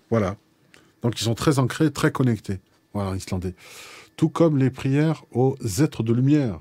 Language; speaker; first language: French; native; French